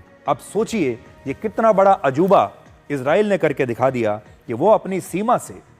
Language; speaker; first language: Hindi; native; Hindi